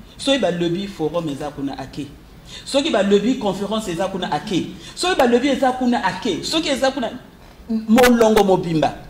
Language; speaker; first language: Lingala; native; Lingala